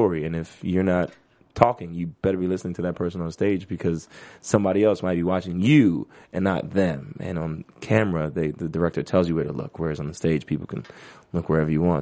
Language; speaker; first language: English; native; English